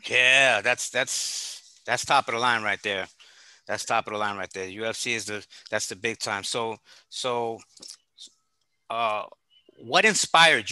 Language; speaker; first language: English; early bilingual, other home language; Spanish